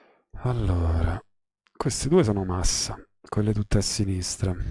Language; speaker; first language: Italian; native; Italian